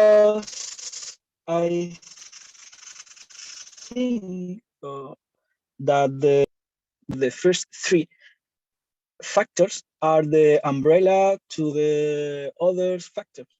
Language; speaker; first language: English; non-native, learner; Spanish